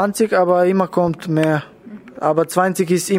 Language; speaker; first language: German; non-native, learner; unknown